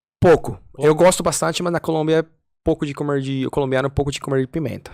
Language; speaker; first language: Portuguese; non-native, fluent; Spanish